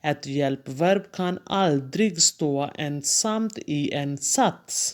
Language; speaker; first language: Swedish; non-native, fluent; Urdu